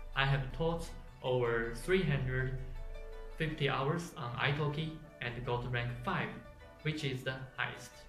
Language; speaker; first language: English; non-native, fluent; Chinese